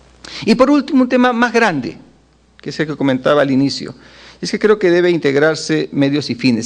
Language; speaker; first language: Spanish; native; Spanish